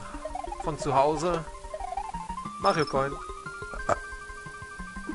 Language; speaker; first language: German; native; German